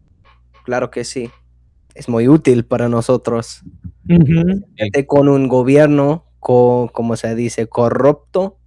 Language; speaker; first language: Spanish; non-native, fluent; English